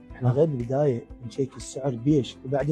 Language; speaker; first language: Arabic; native; Arabic